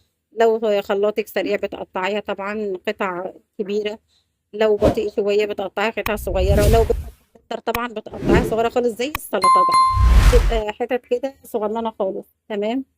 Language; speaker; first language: Arabic; native; Arabic